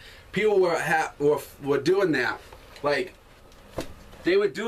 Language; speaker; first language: English; native; English